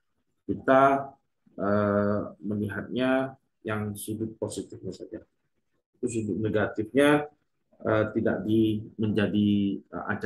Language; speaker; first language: Indonesian; native; Indonesian